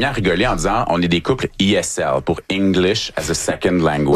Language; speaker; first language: French; native; French